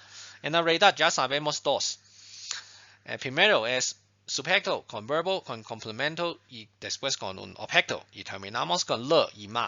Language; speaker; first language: Spanish; non-native, fluent; Chinese